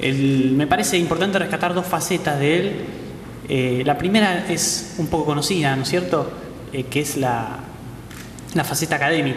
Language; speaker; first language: Spanish; native; Spanish